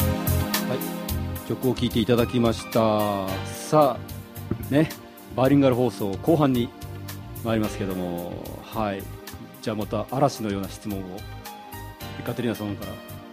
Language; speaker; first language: Japanese; native; Japanese